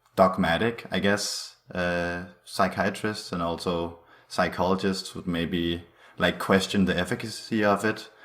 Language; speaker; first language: English; non-native, fluent; Danish